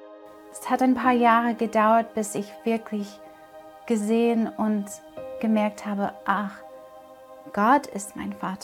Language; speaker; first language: German; non-native, fluent; English